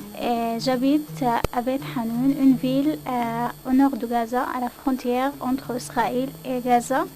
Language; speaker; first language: French; non-native, learner; Arabic